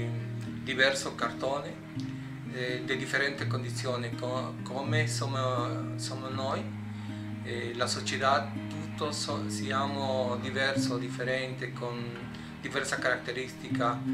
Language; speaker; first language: Italian; non-native, learner; Spanish